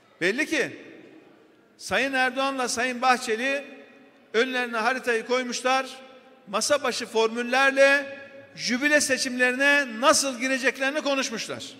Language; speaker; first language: Turkish; native; Turkish